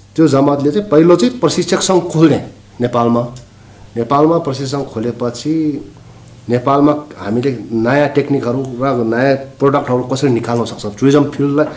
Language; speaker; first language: Nepali; non-native, local second language; Sherpa